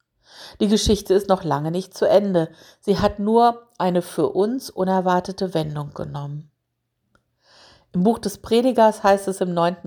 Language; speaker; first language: German; native; German